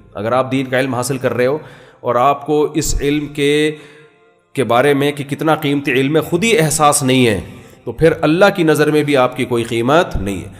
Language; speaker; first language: Urdu; non-native, local second language; Pashto